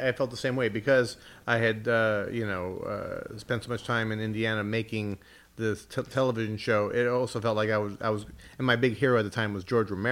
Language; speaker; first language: English; native; English